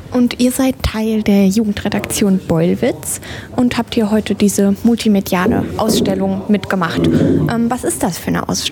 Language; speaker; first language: German; native; German